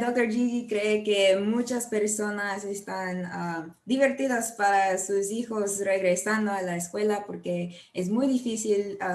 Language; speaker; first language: Spanish; non-native, learner; English